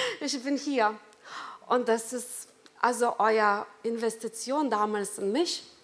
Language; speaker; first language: German; non-native, fluent; Lithuanian